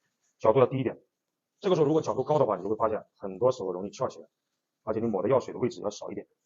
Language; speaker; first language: Chinese; native; Chinese